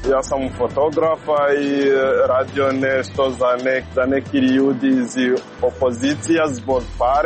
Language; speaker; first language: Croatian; non-native, learner; Rundi